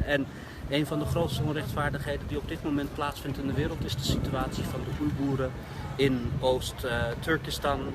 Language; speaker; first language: Dutch; early bilingual, other home language; Turkish